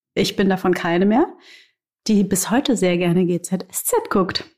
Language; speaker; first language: German; native; German